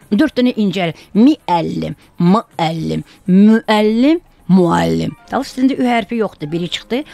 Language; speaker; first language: Azerbaijani; non-native, local second language; Talysh